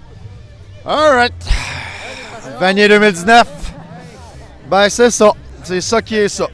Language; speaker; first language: French; native; French